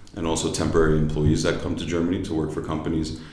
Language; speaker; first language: English; native; English